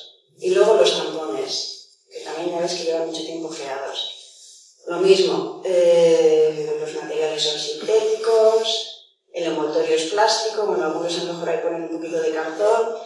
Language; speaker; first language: Spanish; native; Spanish